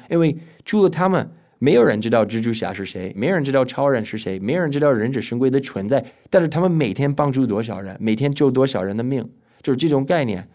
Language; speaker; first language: Chinese; non-native, fluent; English